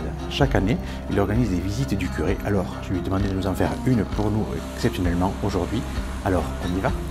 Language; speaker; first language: French; native; French